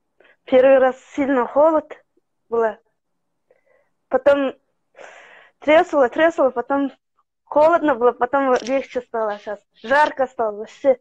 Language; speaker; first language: Russian; non-native, local second language; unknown